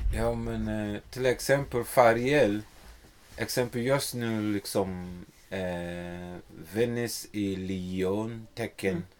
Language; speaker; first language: Swedish; non-native, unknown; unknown